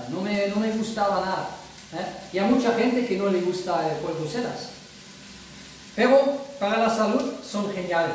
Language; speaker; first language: Spanish; non-native, fluent; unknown